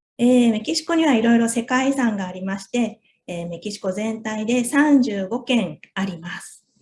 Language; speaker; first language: Japanese; non-native, fluent; Spanish